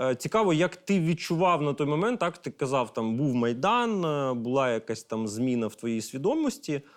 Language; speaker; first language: Ukrainian; non-native, local second language; Russian